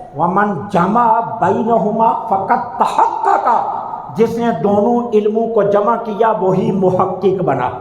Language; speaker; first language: Urdu; non-native, local second language; Punjabi